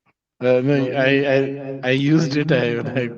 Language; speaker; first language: English; non-native, local second language; Hindi